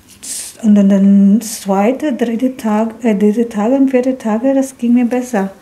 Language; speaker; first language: German; non-native, learner; Filipino